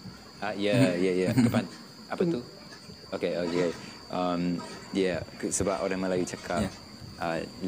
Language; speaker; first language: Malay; non-native, learner; English